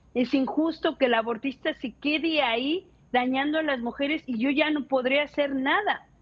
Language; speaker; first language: Spanish; native; Spanish